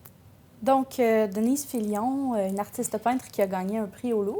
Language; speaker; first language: French; native; French